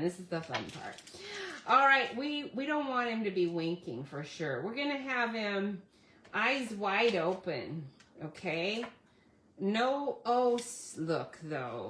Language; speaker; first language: English; native; English